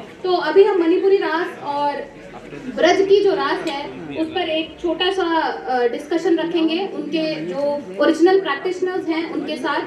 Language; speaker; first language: Hindi; native; Hindi